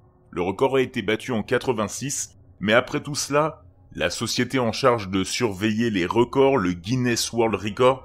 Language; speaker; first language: French; native; French